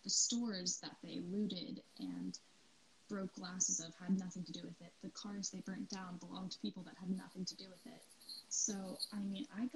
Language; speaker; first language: English; native; English